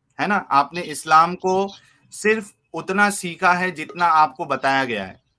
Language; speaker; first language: Hindi; native; Hindi